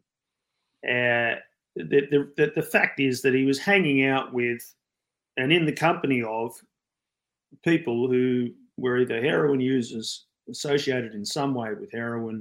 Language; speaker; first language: English; native; English